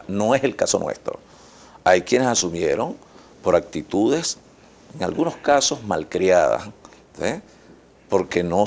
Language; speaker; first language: Spanish; native; Spanish